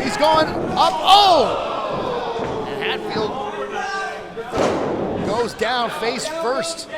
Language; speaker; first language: English; native; English